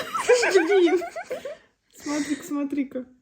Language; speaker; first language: Russian; native; Russian